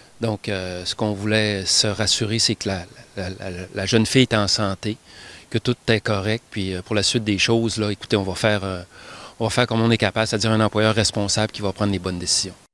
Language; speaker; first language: French; native; French